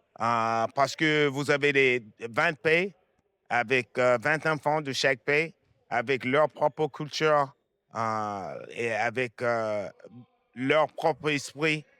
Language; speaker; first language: French; non-native, fluent; English